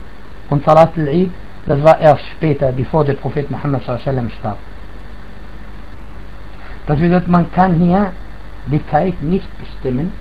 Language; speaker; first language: German; non-native, fluent; Arabic